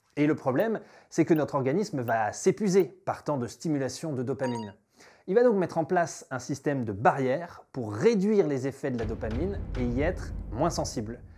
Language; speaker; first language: French; native; French